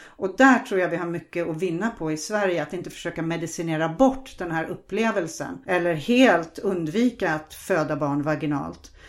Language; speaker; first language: Swedish; non-native, fluent; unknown